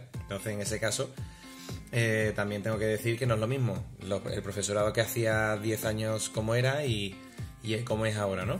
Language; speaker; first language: Spanish; native; Spanish